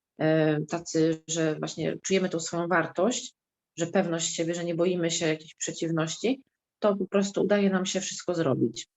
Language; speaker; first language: Polish; native; Polish